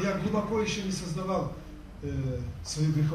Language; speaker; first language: Russian; native; Russian